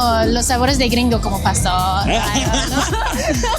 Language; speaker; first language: Spanish; non-native, learner; Chinese